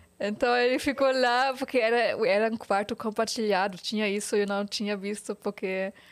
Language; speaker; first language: Portuguese; non-native, fluent; German